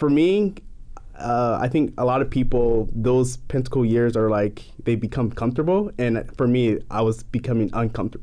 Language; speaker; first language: English; non-native, fluent; Japanese